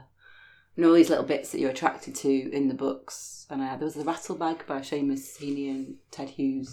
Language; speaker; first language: English; native; English